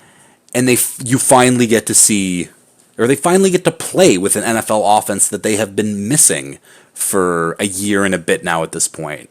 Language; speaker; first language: English; native; English